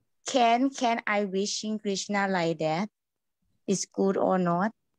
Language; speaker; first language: English; non-native, learner; Thai